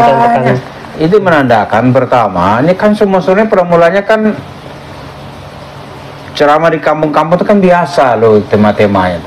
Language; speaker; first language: Indonesian; native; Indonesian